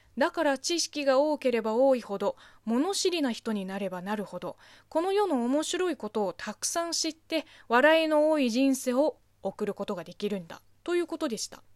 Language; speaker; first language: Japanese; non-native, fluent; Chinese